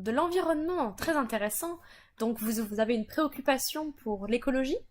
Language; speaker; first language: French; native; French